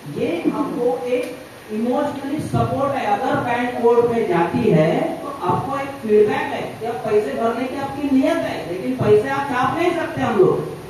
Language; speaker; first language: Hindi; non-native, local second language; Marathi